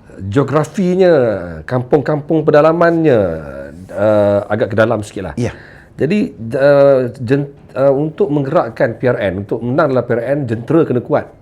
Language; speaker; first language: Malay; native; Malay